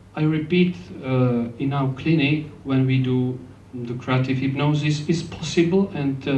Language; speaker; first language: English; non-native, fluent; Czech